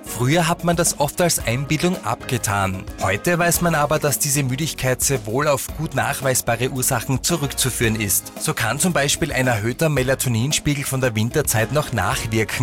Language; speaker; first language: German; native; German